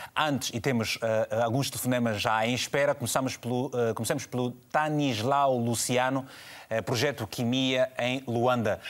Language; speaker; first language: Portuguese; native; Portuguese